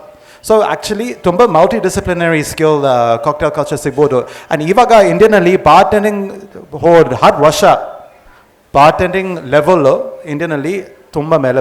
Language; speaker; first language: Kannada; non-native, fluent; English